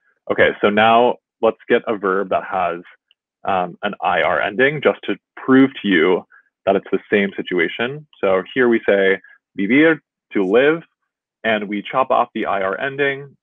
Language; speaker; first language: English; native; English